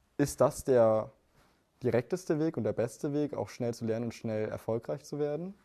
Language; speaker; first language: German; native; German